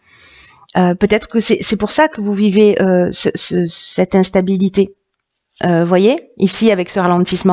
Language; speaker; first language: French; native; French